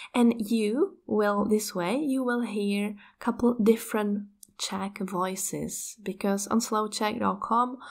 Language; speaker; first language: English; non-native, fluent; Czech